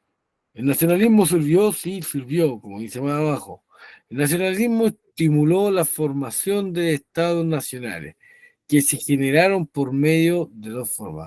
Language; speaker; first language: Spanish; native; Spanish